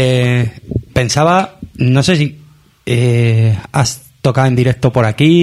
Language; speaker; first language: Spanish; native; Spanish